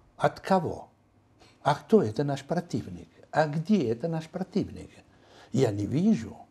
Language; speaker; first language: Russian; non-native, fluent; Italian